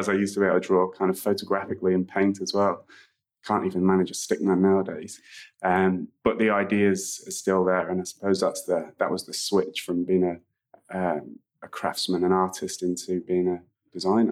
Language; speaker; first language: English; native; English